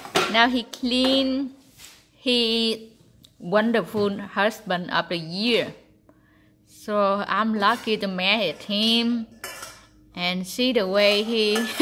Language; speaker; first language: English; non-native, learner; Vietnamese